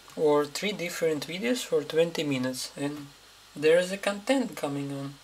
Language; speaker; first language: English; non-native, fluent; Russian